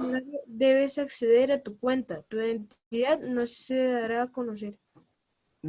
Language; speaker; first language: Spanish; native; Spanish